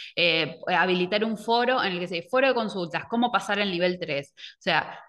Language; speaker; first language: Spanish; native; Spanish